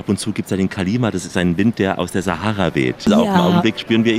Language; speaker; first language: German; native; German